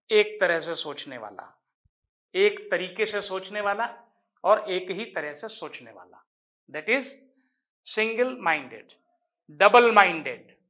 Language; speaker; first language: Hindi; native; Hindi